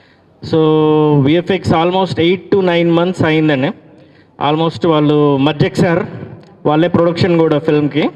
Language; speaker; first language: Telugu; native; Telugu